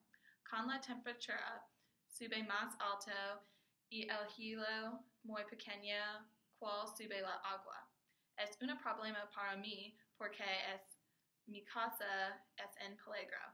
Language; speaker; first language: Spanish; non-native, learner; English